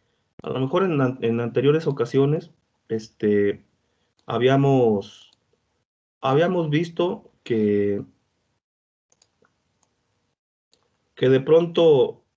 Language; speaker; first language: Spanish; native; Spanish